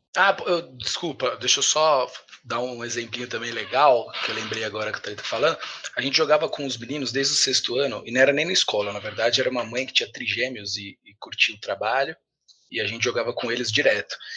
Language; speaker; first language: Portuguese; native; Portuguese